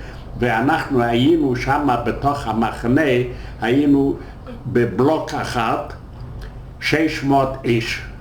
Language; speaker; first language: Hebrew; non-native, fluent; Yiddish